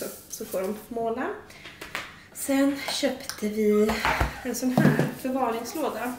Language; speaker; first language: Swedish; native; Swedish